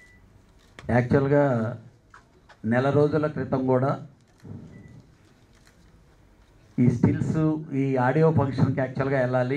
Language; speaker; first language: Telugu; native; Telugu